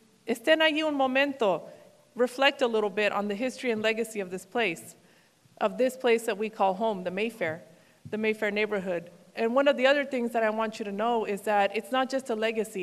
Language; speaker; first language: English; early bilingual, other home language; Spanish